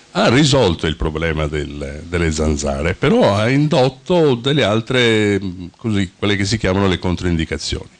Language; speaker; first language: Italian; native; Italian